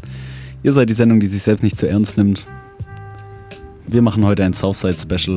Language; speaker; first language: German; native; German